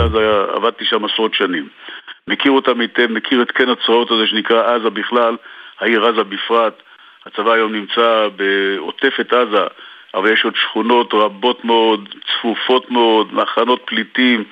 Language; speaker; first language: Hebrew; native; Hebrew